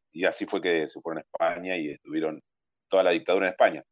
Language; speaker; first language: Spanish; native; Spanish